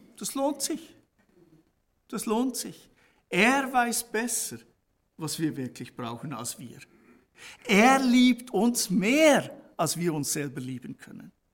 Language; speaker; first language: German; native; German